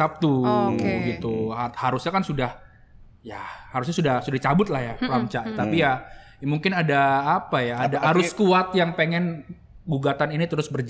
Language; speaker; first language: Indonesian; native; Indonesian